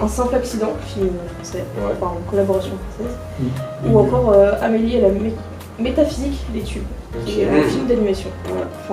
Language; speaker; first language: French; native; French